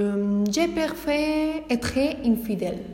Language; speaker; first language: French; non-native, learner; Spanish